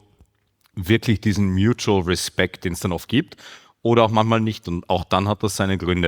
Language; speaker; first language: German; native; German